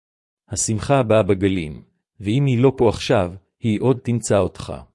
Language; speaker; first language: Hebrew; native; Hebrew